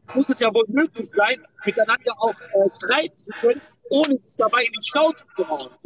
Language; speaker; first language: German; non-native, fluent; Persian